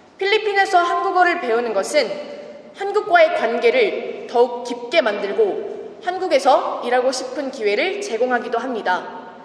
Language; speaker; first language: Korean; non-native, fluent; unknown